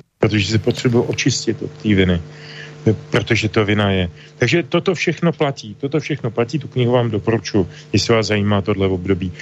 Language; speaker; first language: Czech; native; Czech